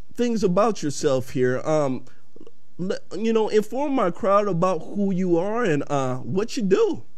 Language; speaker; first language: English; early bilingual, other home language; Akan